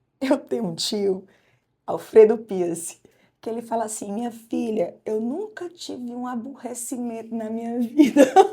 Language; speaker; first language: Portuguese; native; Portuguese